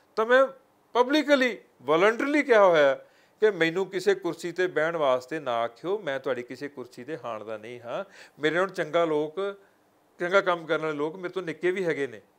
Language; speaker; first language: Punjabi; native; Punjabi